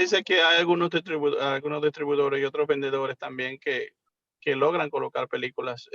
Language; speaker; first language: Spanish; early bilingual, heritage; English